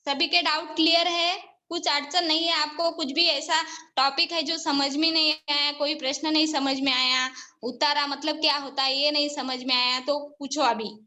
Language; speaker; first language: Hindi; non-native, local second language; Marathi